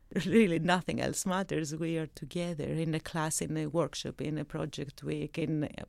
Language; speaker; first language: English; non-native, fluent; Greek